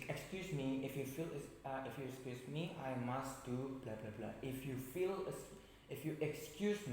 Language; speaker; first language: English; non-native, fluent; Indonesian